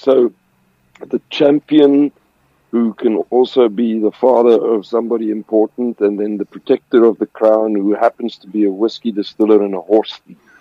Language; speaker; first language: English; non-native, local second language; Afrikaans